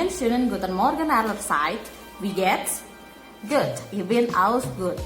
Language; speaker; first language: German; non-native, learner; Indonesian